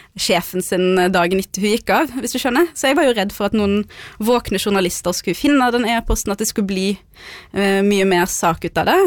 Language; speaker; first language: Norwegian; early bilingual, other home language; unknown